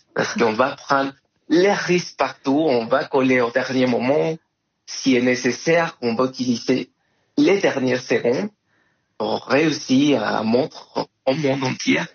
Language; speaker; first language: French; non-native, fluent; Spanish